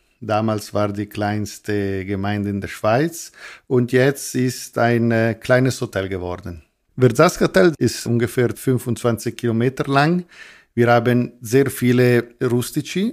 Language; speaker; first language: German; non-native, local second language; Italian